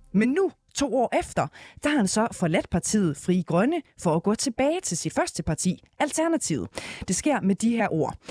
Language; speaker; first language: Danish; native; Danish